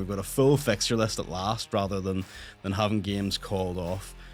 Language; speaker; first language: English; native; English